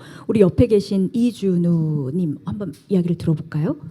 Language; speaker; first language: Korean; native; Korean